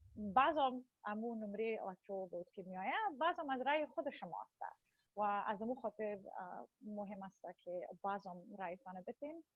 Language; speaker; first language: Persian; early bilingual, heritage; Persian